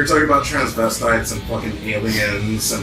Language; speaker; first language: English; native; English